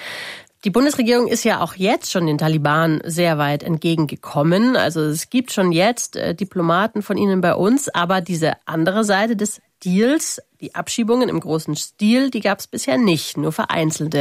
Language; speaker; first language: German; native; German